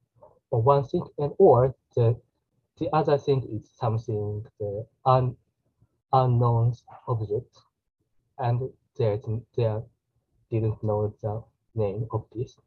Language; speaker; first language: English; non-native, learner; Japanese